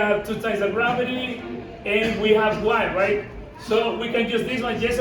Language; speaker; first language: English; non-native, fluent; Spanish